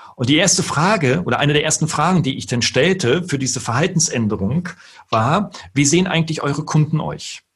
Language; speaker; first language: German; native; German